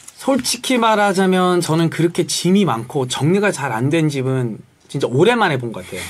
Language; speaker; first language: Korean; early bilingual, heritage; Korean